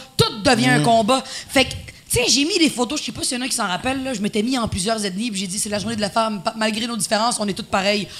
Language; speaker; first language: French; non-native, fluent; Spanish